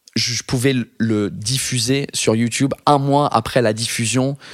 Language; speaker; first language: French; non-native, fluent; English